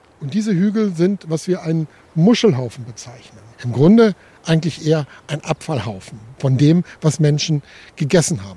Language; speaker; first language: German; native; German